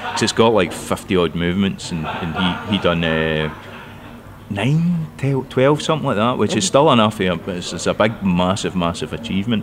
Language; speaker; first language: English; non-native, local second language; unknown